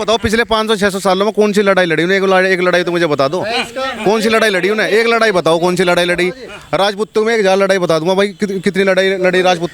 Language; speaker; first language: Hindi; native; Hindi